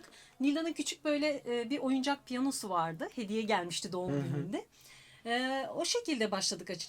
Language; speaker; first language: Turkish; native; Turkish